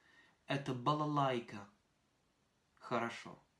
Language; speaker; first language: Russian; non-native, fluent; French